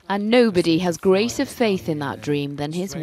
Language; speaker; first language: English; native; English